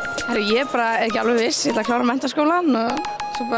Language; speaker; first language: Icelandic; native; Icelandic